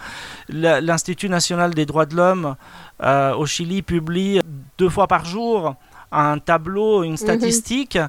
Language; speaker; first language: French; non-native, fluent; Spanish